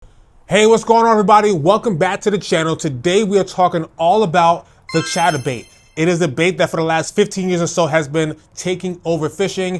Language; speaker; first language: English; native; English